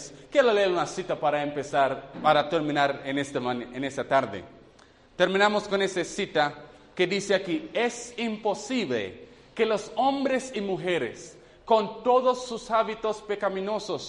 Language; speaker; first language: Spanish; non-native, fluent; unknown